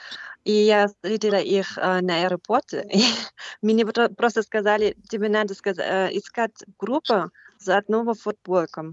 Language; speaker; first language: Russian; non-native, learner; German